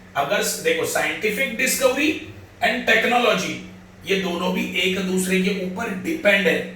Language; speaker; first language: Hindi; non-native, local second language; Marathi